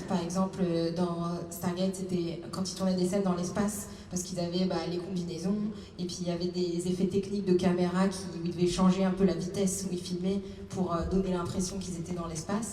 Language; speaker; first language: French; native; French